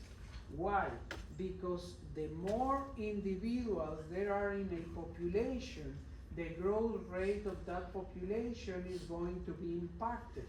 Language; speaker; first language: English; non-native, fluent; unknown